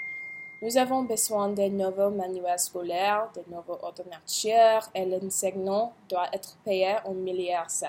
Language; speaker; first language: French; non-native, learner; English